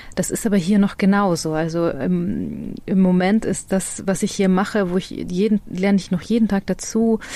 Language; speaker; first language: German; native; German